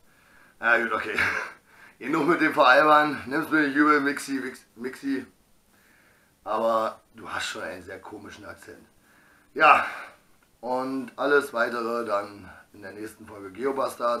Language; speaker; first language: German; native; German